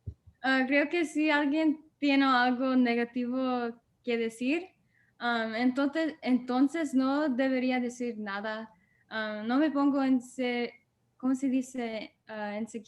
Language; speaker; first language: Spanish; non-native, learner; English